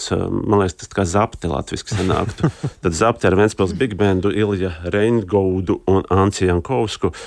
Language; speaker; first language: Latvian; native; Latvian